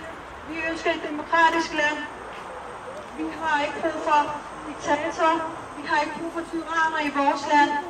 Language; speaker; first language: Danish; early bilingual, other home language; Urdu